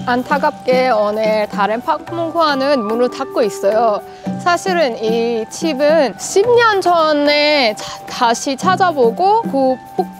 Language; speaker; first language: Korean; non-native, fluent; Persian